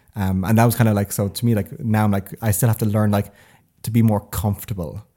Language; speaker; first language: English; native; English